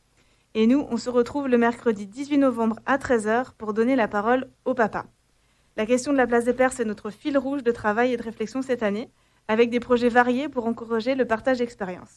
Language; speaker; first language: French; native; French